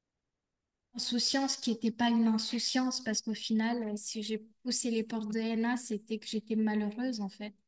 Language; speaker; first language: French; native; French